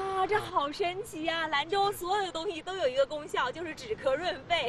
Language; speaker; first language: Chinese; native; Chinese